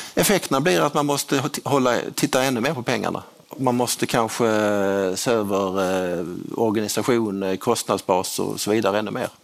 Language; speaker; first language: Swedish; native; Swedish